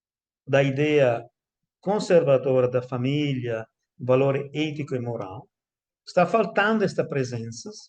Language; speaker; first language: Portuguese; non-native, fluent; Italian